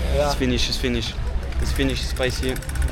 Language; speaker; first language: English; non-native, learner; French